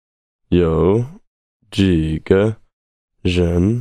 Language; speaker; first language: Chinese; non-native, learner; English